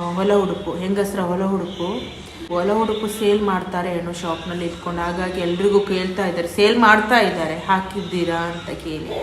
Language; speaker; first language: Kannada; non-native, local second language; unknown